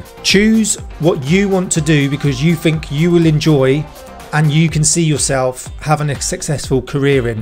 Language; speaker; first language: English; native; English